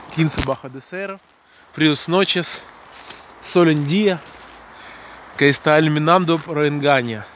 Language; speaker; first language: Spanish; non-native, fluent; Russian